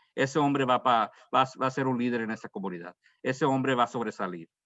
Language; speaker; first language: Spanish; early bilingual, heritage; Spanish